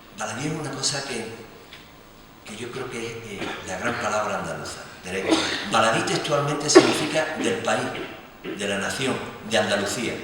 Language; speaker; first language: Spanish; native; Spanish